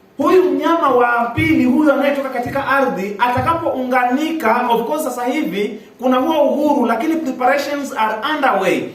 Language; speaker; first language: Swahili; non-native, local second language; Giryama